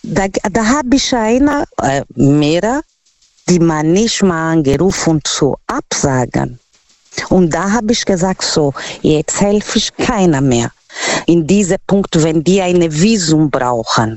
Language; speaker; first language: German; non-native, fluent; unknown